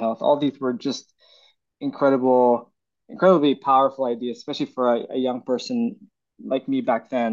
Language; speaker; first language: English; non-native, local second language; Filipino